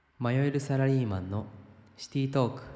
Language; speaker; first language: Japanese; native; Japanese